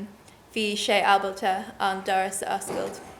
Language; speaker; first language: Irish; non-native, learner; English